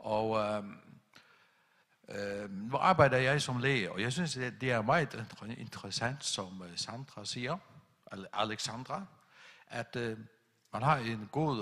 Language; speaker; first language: Danish; non-native, local second language; Faroese